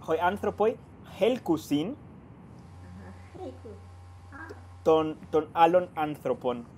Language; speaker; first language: Greek; non-native, fluent; Spanish